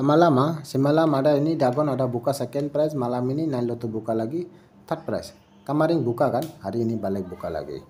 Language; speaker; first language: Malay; non-native, learner; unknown